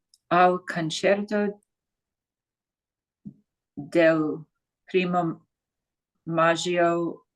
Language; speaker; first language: Italian; non-native, learner; English